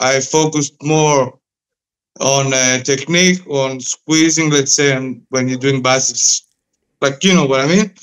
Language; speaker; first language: English; non-native, fluent; Greek